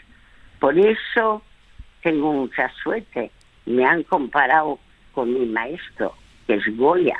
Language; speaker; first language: Spanish; early bilingual, other home language; French